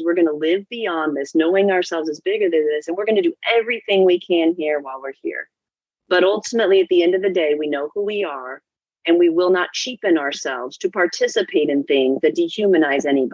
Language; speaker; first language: English; native; English